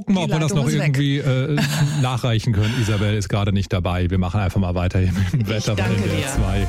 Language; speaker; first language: German; native; German